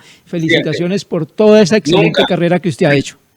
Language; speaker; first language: Spanish; native; Spanish